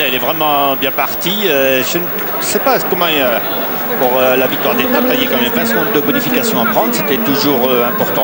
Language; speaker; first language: French; native; French